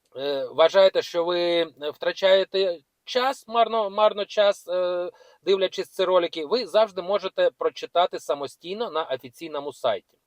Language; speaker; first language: Ukrainian; non-native, local second language; Russian